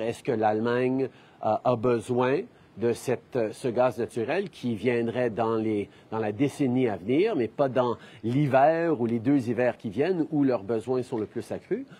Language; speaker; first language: French; early bilingual, heritage; French